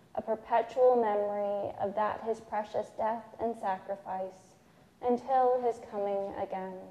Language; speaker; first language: English; native; English